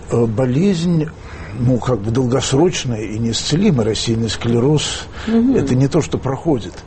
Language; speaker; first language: Russian; native; Russian